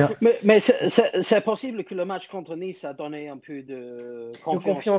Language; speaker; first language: French; non-native, learner; English